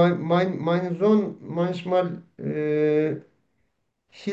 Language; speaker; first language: German; non-native, learner; Turkish